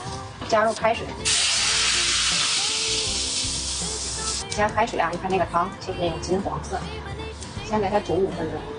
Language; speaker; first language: Chinese; native; Chinese